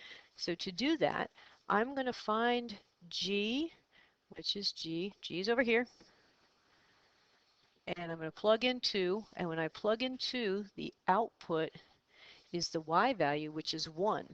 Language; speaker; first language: English; native; English